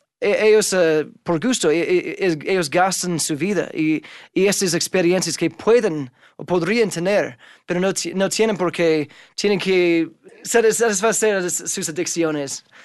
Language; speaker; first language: Spanish; non-native, fluent; English